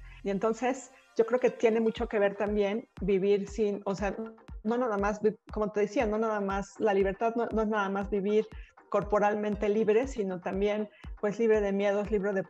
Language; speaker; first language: Spanish; native; Spanish